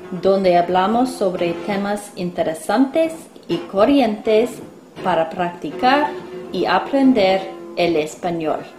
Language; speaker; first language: Spanish; non-native, fluent; English